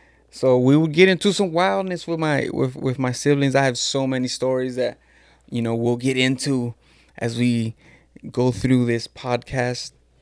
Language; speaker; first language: English; early bilingual, other home language; Spanish